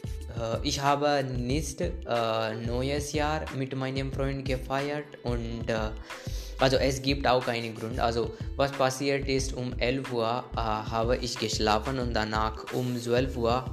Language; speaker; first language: German; non-native, learner; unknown